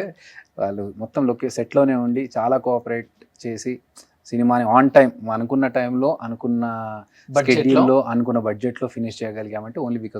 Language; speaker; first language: Telugu; native; Telugu